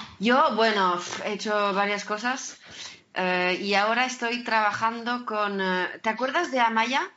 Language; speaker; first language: Spanish; early bilingual, heritage; French